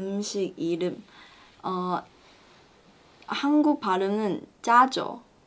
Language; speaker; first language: Korean; non-native, learner; Chinese